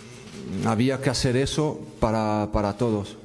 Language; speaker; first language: Spanish; non-native, fluent; French